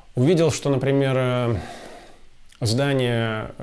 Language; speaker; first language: Russian; native; Russian